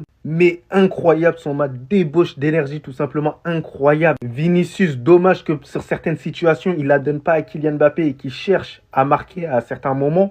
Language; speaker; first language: French; native; French